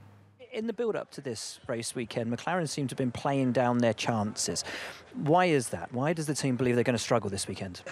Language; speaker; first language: English; native; English